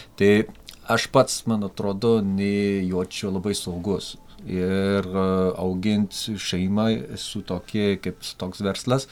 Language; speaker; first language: Lithuanian; non-native, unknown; French